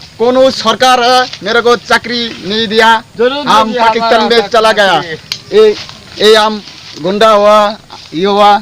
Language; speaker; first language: Hindi; non-native, local second language; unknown